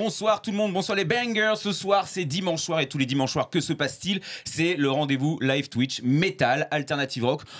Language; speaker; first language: French; native; French